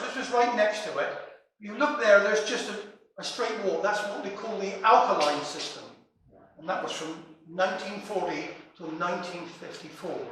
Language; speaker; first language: English; native; English